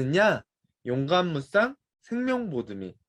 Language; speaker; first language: Korean; native; Korean